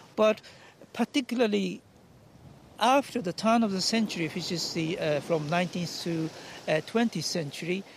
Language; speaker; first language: English; non-native, fluent; Japanese